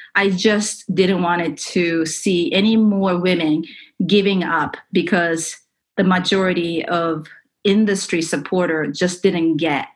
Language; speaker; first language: English; non-native, fluent; Japanese